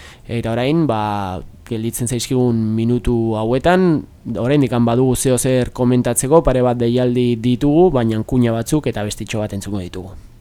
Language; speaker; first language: Basque; early bilingual, heritage; Basque